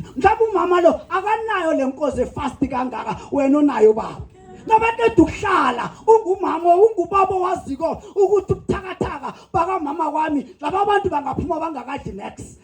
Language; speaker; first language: Zulu; non-native, local second language; South Ndebele